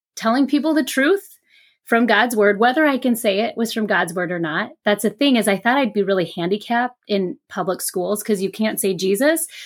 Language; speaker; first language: English; native; English